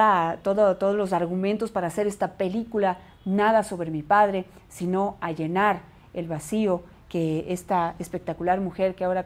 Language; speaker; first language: Spanish; native; Spanish